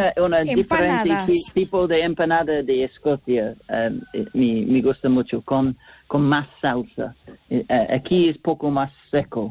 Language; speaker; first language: Spanish; non-native, learner; English